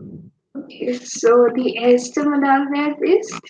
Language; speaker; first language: German; non-native, fluent; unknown